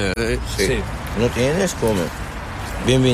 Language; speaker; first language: Spanish; non-native, learner; Arabic